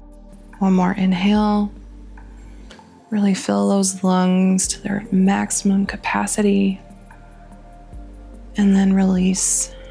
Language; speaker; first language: English; native; English